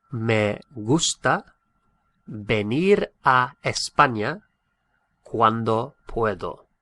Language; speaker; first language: Spanish; non-native, fluent; English